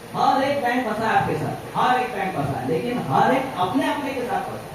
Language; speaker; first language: Hindi; non-native, local second language; Marathi